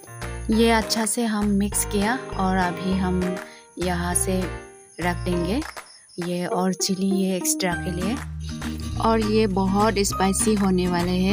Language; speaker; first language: Hindi; non-native, local second language; Karbi